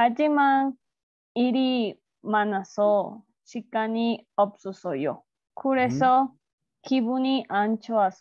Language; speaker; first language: Korean; non-native, learner; Spanish